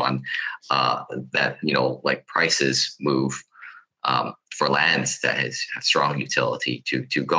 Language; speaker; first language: English; non-native, local second language; Cantonese